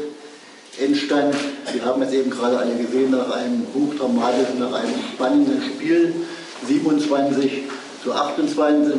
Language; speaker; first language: German; native; German